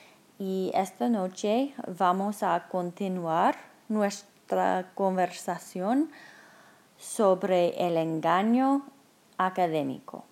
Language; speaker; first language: Spanish; non-native, fluent; English